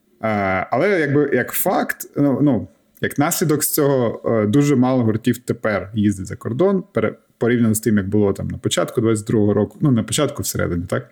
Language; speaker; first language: Ukrainian; native; Ukrainian